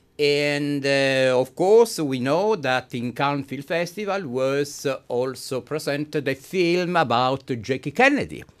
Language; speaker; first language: English; non-native, fluent; Italian